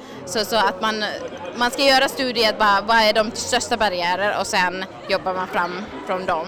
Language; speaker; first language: Swedish; non-native, fluent; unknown